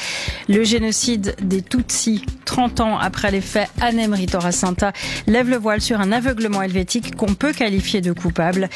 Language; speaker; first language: French; native; French